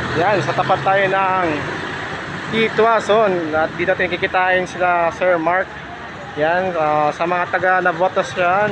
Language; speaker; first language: Filipino; native; Filipino